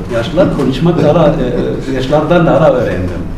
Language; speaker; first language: Turkish; non-native, fluent; German